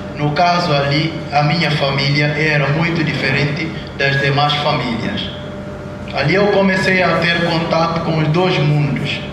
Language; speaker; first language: Portuguese; non-native, local second language; Upper Guinea Crioulo